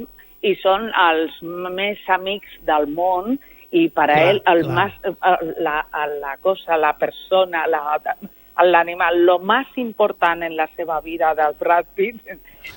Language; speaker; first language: Catalan; non-native, local second language; Spanish